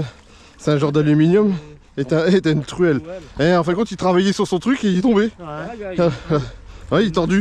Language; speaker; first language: French; native; French